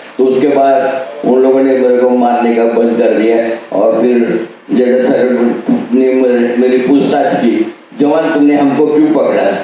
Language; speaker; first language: Hindi; non-native, local second language; Marathi